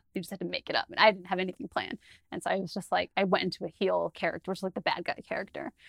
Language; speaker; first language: English; native; English